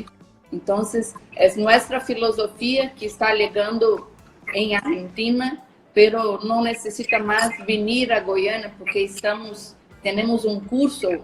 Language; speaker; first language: Spanish; non-native, learner; Portuguese